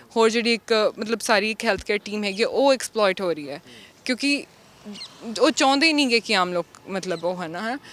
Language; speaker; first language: Punjabi; early bilingual, heritage; Punjabi